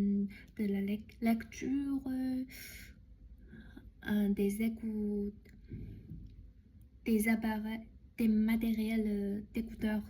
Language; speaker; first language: French; non-native, learner; Chinese